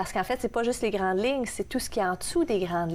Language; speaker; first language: French; native; French